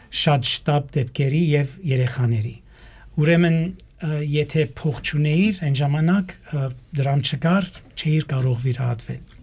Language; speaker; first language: Armenian; early bilingual, heritage; Armenian